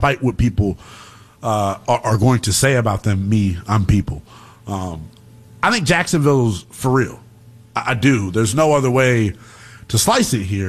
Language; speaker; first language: English; native; English